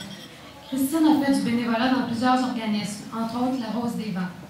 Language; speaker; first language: French; native; French